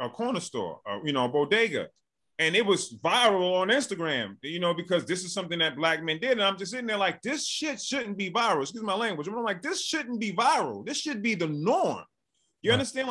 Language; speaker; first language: English; native; English